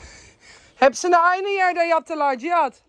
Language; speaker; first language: Turkish; early bilingual, heritage; Dutch